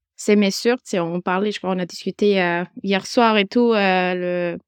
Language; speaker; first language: French; non-native, fluent; Spanish